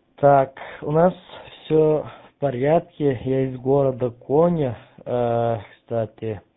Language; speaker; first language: Russian; non-native, fluent; Turkish